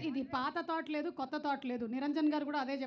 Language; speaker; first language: Telugu; native; Telugu